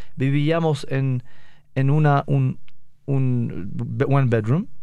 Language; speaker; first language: Spanish; non-native, fluent; Arabic